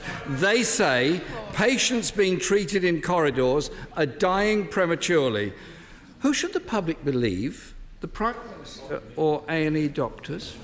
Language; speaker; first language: English; native; English